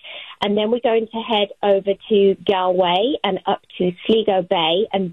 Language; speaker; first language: English; native; English